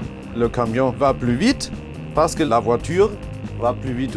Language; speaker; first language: French; non-native, learner; German